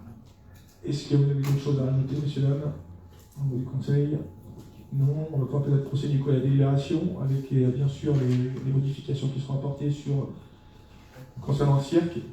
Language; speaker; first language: French; native; French